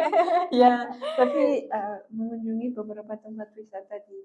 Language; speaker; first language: Indonesian; non-native, fluent; Malagasy